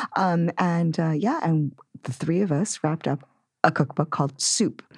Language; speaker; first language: English; native; English